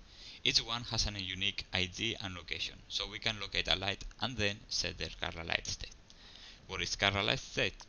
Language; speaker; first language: English; non-native, fluent; Spanish